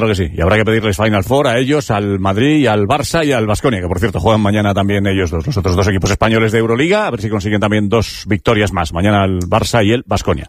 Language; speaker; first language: Spanish; native; Spanish